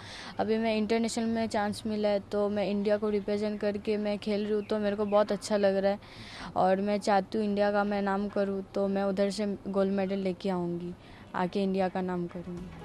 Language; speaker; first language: Hindi; non-native, local second language; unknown